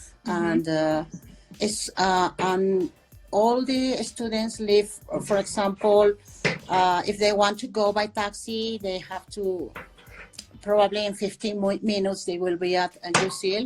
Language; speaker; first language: English; non-native, fluent; Spanish